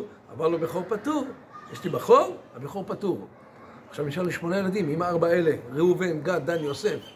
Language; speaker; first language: Hebrew; native; Hebrew